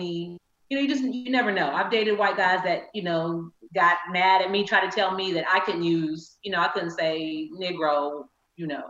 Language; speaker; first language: English; native; English